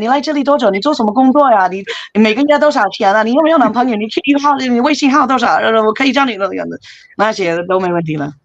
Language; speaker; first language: Chinese; non-native, fluent; English